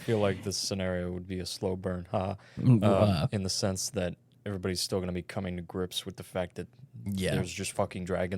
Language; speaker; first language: English; native; English